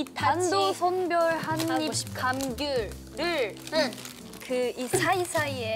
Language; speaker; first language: Korean; non-native, fluent; Japanese